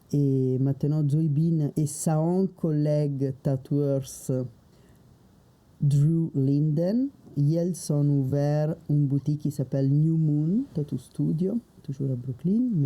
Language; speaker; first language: French; non-native, fluent; Italian